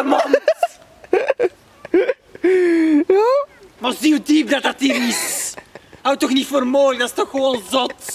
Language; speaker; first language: Dutch; native; Dutch